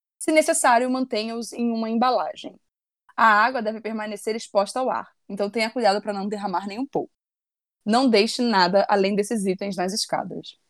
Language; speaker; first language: Portuguese; native; Portuguese